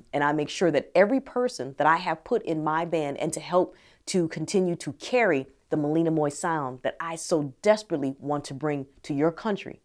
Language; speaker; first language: English; native; English